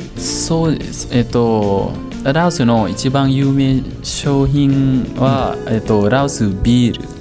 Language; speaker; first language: Japanese; non-native, fluent; Lao